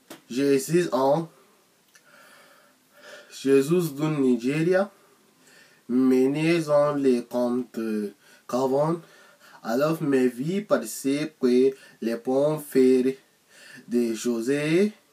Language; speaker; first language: French; non-native, learner; English